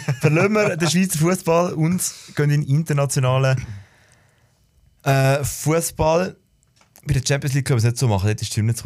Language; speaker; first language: German; native; German